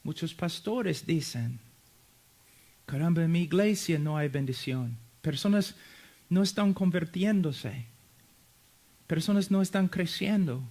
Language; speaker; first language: Spanish; non-native, fluent; English